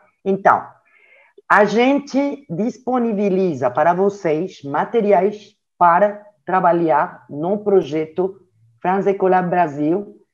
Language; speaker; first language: Portuguese; non-native, learner; French